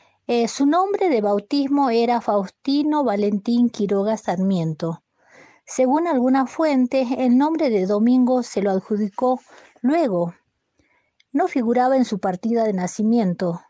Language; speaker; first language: Spanish; native; Spanish